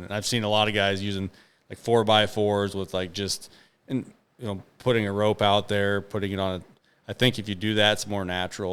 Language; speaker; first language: English; native; English